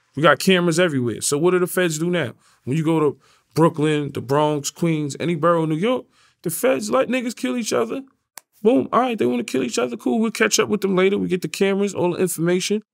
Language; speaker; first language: English; native; English